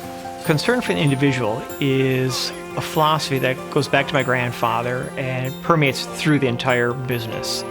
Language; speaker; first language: English; native; English